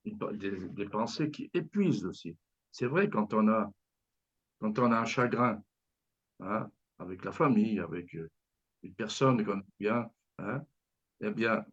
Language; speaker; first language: French; native; French